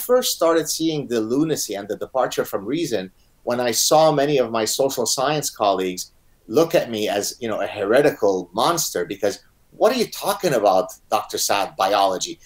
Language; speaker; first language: English; non-native, fluent; Arabic